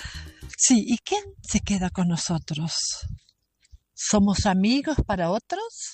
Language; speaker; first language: Spanish; non-native, fluent; German